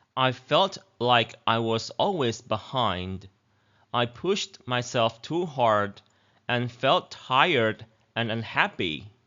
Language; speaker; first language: English; non-native, fluent; Thai